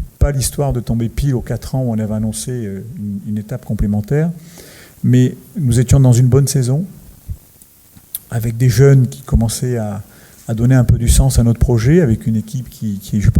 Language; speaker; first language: French; native; French